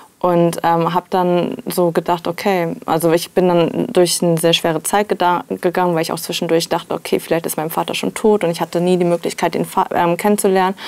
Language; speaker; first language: German; native; German